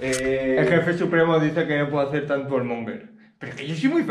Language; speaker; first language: Spanish; native; Spanish